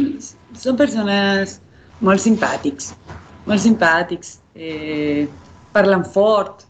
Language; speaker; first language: Catalan; non-native, fluent; Spanish